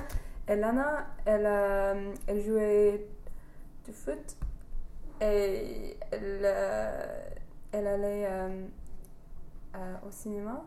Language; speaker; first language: French; non-native, fluent; English